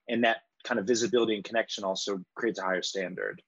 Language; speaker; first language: English; native; English